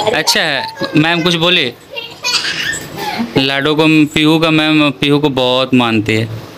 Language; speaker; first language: Hindi; native; Hindi